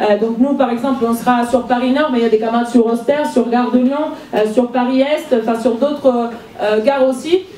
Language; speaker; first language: French; non-native, fluent; Spanish